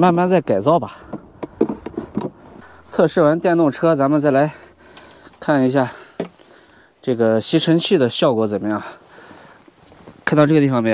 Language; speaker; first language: Chinese; native; Chinese